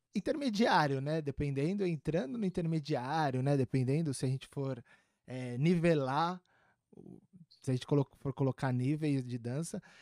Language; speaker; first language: Portuguese; native; Portuguese